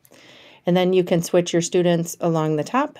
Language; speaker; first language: English; native; English